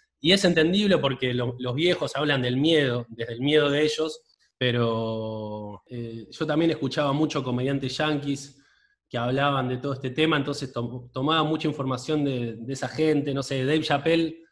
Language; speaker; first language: Spanish; native; Spanish